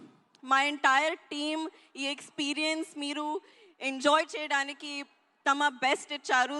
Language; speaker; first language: Telugu; non-native, learner; Hindi